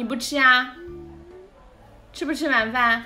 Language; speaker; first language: Chinese; native; Chinese